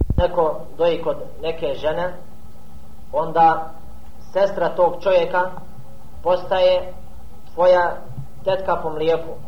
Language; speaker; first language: Bosnian; non-native, fluent; Arabic